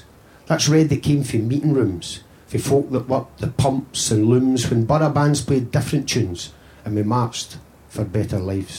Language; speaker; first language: English; native; English